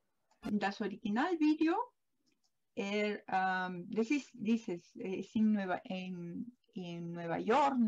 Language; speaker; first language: German; non-native, learner; Spanish